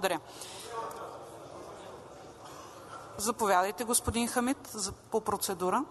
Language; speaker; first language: Bulgarian; native; Bulgarian